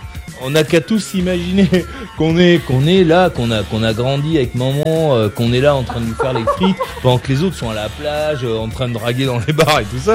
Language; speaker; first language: French; native; French